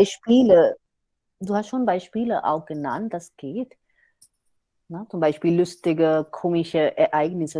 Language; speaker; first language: German; non-native, fluent; Hindi